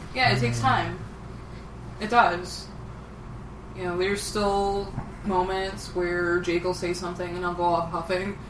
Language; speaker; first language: English; native; English